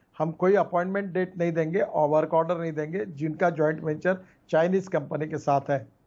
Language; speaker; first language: Hindi; non-native, local second language; Marathi